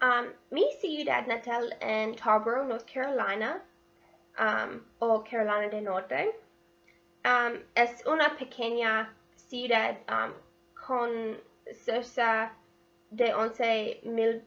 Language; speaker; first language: Spanish; non-native, learner; English